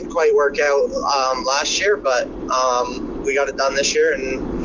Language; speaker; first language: English; native; English